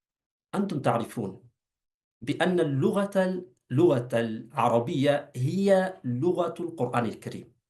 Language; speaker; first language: Arabic; non-native, fluent; Urdu